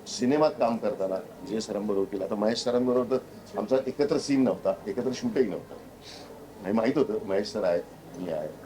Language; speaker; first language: Marathi; native; Marathi